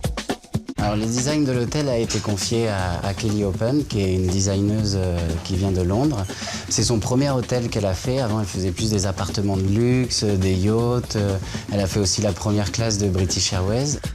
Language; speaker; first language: French; native; French